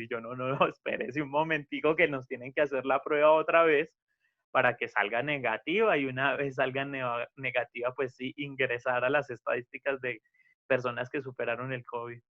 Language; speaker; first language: Spanish; native; Spanish